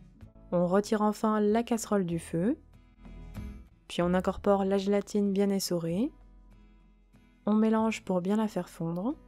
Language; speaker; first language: French; native; French